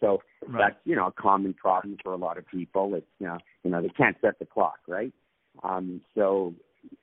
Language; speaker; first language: English; native; English